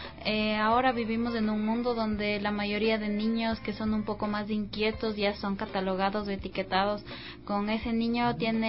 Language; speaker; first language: Spanish; native; Spanish